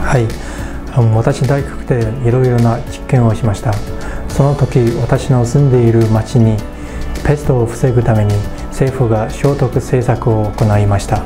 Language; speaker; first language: Japanese; non-native, fluent; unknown